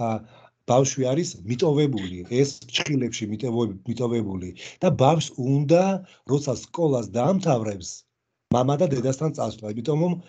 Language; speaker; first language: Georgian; non-native, local second language; Russian